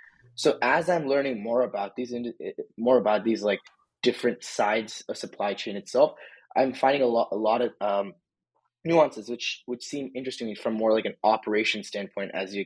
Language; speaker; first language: English; native; English